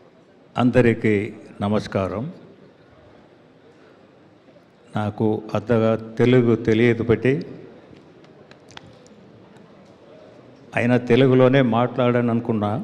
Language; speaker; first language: Telugu; non-native, learner; Tamil